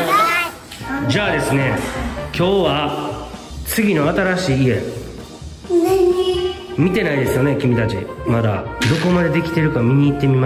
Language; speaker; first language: Japanese; native; Japanese